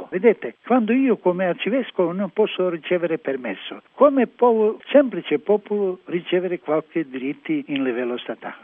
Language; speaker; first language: Italian; non-native, learner; Croatian